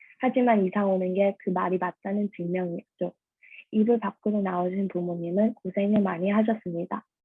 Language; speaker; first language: Korean; early bilingual, heritage; Korean